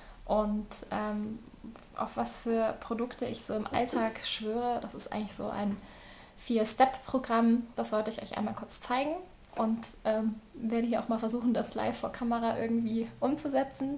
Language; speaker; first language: German; native; German